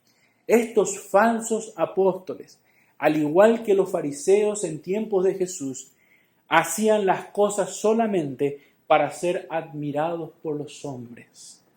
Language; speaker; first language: Spanish; native; Spanish